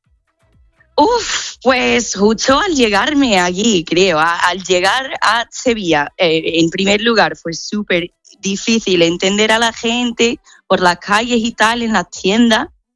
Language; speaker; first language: Spanish; non-native, fluent; English